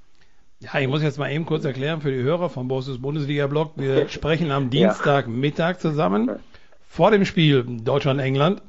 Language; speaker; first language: German; native; German